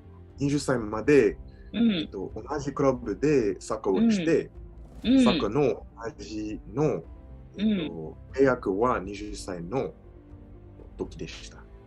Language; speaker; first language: Japanese; non-native, learner; French